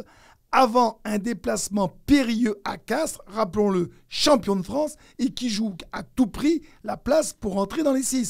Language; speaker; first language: French; native; French